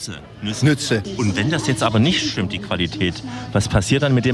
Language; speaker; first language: German; native; German